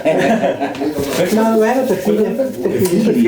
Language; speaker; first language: Dutch; non-native, fluent; Portuguese